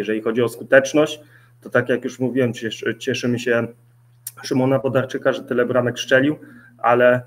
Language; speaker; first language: Polish; early bilingual, heritage; Polish